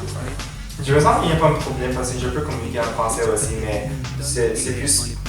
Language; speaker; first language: French; non-native, learner; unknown